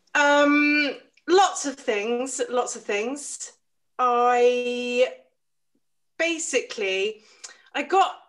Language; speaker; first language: English; native; English